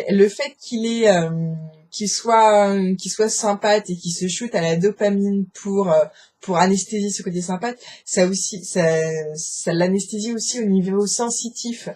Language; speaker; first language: French; native; French